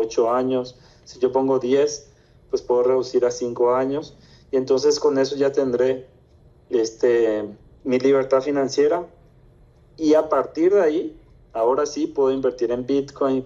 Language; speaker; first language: Spanish; native; Spanish